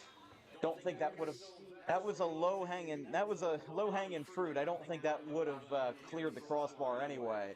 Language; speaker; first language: English; native; English